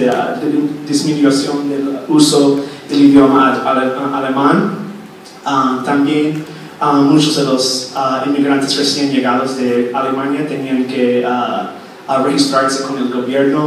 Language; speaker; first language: Spanish; non-native, fluent; English